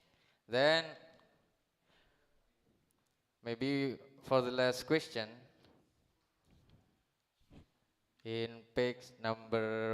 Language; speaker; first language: English; non-native, learner; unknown